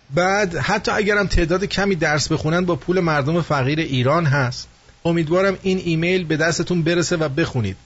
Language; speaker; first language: Persian; native; Persian